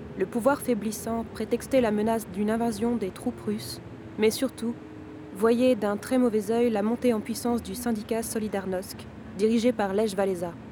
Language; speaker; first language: French; native; French